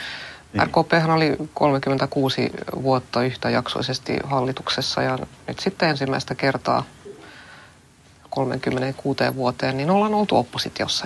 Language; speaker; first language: Finnish; non-native, local second language; Swedish